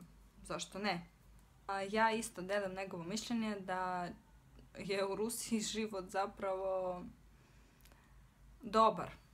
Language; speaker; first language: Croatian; non-native, fluent; Russian